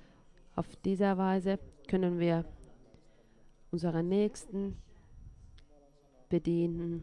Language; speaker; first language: German; non-native, fluent; Finnish